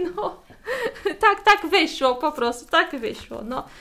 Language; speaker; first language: Polish; non-native, fluent; Portuguese